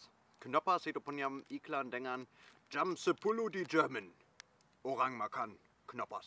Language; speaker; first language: Indonesian; non-native, fluent; German